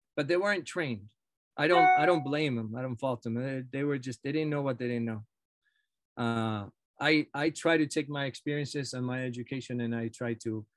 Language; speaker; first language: English; non-native, fluent; Spanish